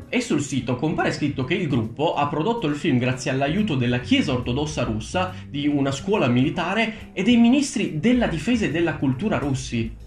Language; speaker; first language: Italian; early bilingual, other home language; Romanian